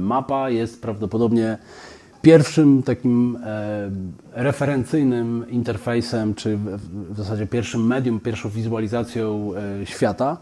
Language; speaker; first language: Polish; native; Polish